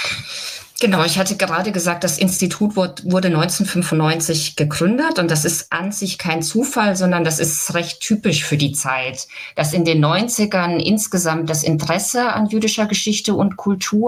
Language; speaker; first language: German; native; German